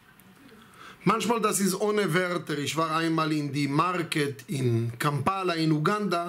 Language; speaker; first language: German; non-native, fluent; Hebrew